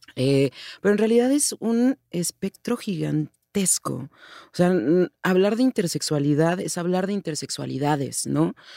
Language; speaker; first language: Spanish; native; Spanish